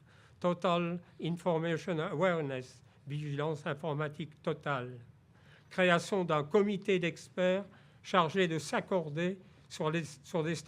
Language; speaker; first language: French; native; French